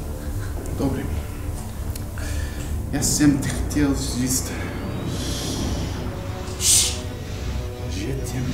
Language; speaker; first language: Czech; non-native, learner; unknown